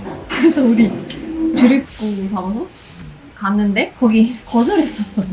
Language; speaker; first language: Korean; non-native, fluent; Swedish